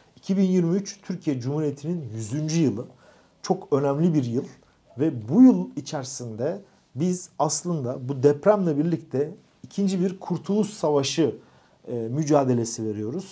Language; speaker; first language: Turkish; native; Turkish